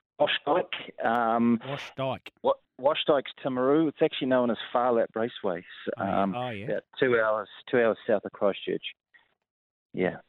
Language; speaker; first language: English; native; English